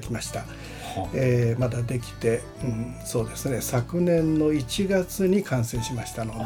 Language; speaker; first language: Japanese; native; Japanese